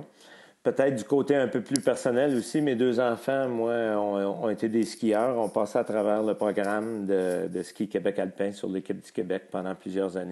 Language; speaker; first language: French; native; French